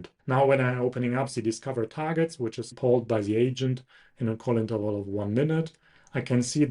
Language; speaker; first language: English; non-native, fluent; German